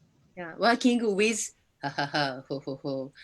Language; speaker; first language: English; non-native, learner; Japanese